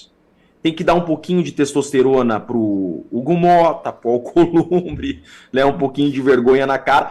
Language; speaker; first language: Portuguese; native; Portuguese